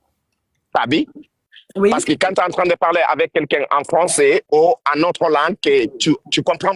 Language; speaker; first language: French; non-native, learner; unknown